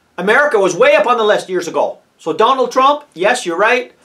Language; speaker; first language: English; native; English